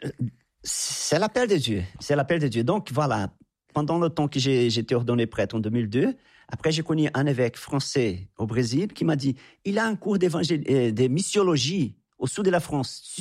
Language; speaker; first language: French; non-native, fluent; Portuguese